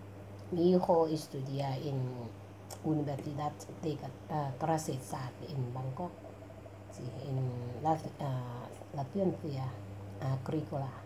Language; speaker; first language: Spanish; non-native, learner; Thai